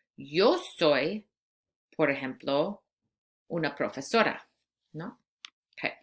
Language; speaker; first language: Spanish; non-native, fluent; English